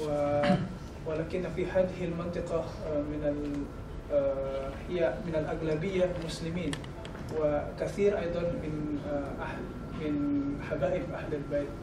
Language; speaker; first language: Arabic; non-native, fluent; Indonesian